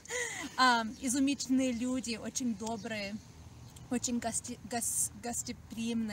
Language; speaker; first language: Russian; early bilingual, heritage; Russian